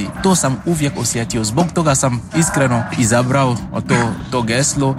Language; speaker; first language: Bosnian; non-native, fluent; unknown